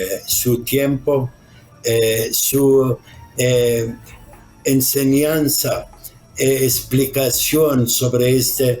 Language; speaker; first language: Spanish; non-native, fluent; Arabic